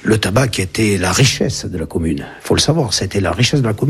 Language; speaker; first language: French; native; French